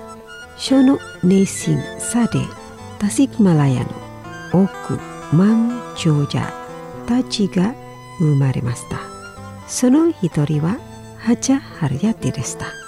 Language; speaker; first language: Japanese; non-native, learner; Indonesian